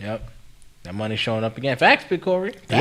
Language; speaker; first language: English; native; English